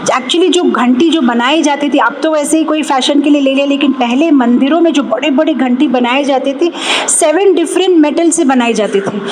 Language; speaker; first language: Hindi; non-native, local second language; Telugu